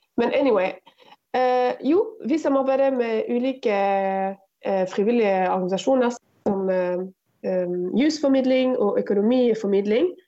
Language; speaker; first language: Norwegian; non-native, fluent; Arabic